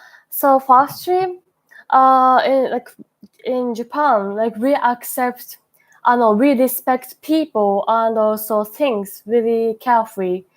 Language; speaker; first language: English; non-native, learner; Japanese